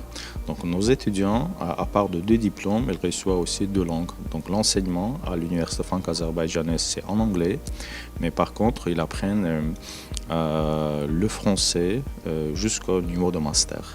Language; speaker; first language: French; non-native, fluent; Azerbaijani